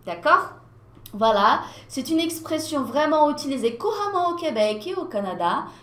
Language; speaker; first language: French; non-native, fluent; Portuguese